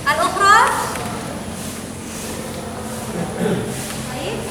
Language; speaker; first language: Arabic; non-native, fluent; Indonesian